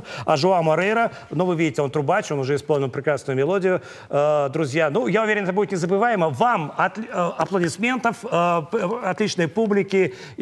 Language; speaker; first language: Russian; native; Russian